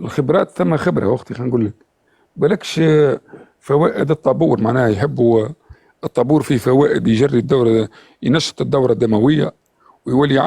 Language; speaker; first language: Arabic; native; Arabic